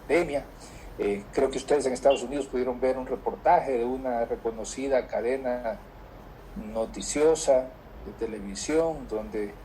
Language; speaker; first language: Spanish; native; Spanish